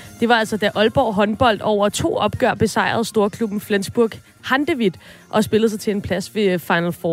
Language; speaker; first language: Danish; native; Danish